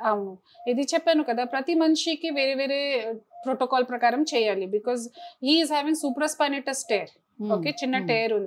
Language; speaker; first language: Telugu; non-native, fluent; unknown